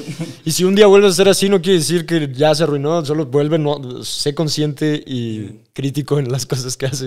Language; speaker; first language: Spanish; native; Spanish